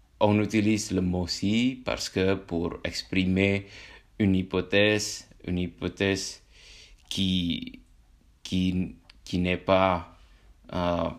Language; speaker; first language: French; non-native, learner; Indonesian